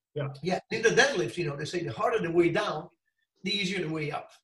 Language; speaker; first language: English; non-native, fluent; Italian